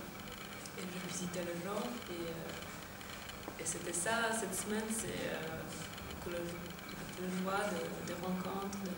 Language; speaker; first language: French; non-native, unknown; Polish